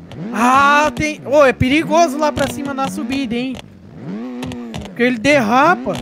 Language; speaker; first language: Portuguese; native; Portuguese